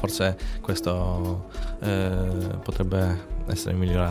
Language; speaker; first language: Italian; non-native, fluent; Polish